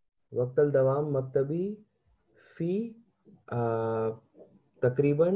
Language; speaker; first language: Arabic; non-native, learner; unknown